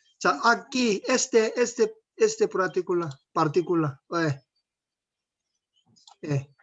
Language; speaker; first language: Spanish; non-native, learner; Korean